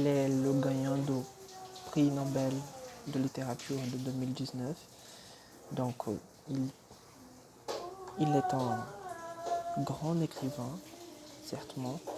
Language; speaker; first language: French; non-native, fluent; Portuguese